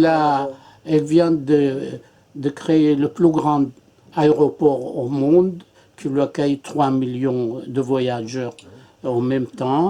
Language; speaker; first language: French; non-native, fluent; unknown